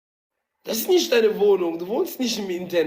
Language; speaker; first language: German; native; German